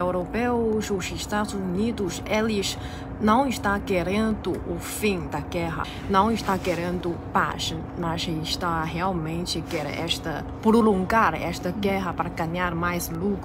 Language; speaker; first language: Portuguese; non-native, fluent; Chinese